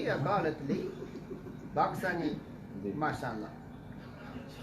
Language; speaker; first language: Arabic; non-native, fluent; Chinese